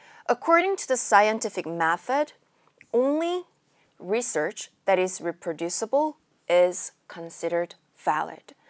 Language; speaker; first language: English; non-native, fluent; Korean